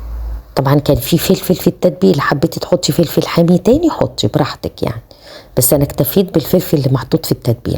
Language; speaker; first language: Arabic; native; Arabic